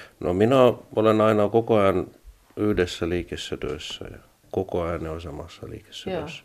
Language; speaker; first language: Finnish; non-native, learner; Estonian